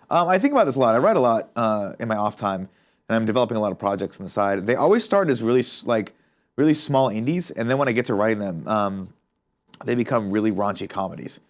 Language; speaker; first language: English; native; English